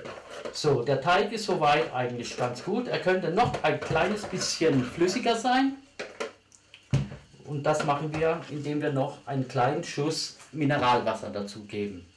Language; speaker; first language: German; native; German